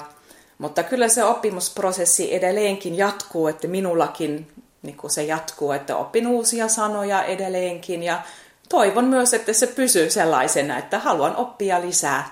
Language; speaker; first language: Finnish; non-native, fluent; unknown